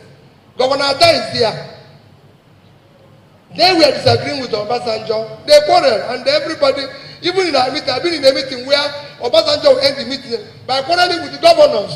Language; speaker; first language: English; non-native, local second language; Igbo